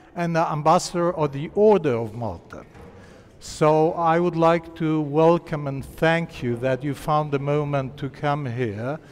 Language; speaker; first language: English; non-native, learner; Polish